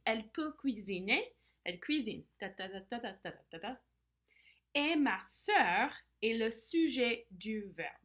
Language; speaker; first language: French; non-native, fluent; English